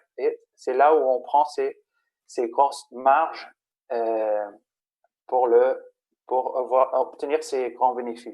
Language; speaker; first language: French; non-native, fluent; Spanish